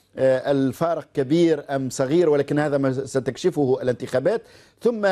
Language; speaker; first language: Arabic; native; Arabic